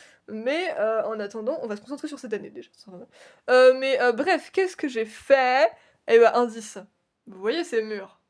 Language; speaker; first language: French; native; French